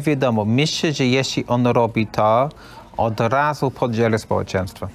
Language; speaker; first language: Polish; non-native, learner; English